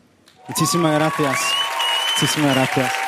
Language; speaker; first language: Spanish; non-native, fluent; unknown